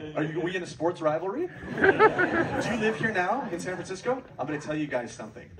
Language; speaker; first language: English; native; English